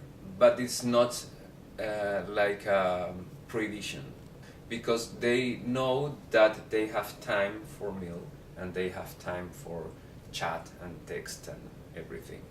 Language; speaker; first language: English; non-native, fluent; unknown